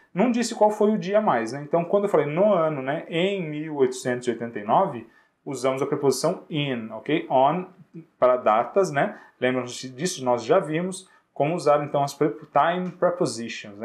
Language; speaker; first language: Portuguese; native; Portuguese